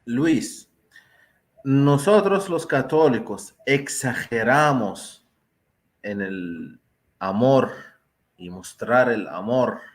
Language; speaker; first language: Spanish; non-native, fluent; Arabic